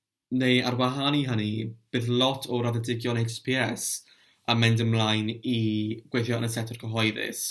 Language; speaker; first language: Welsh; non-native, local second language; English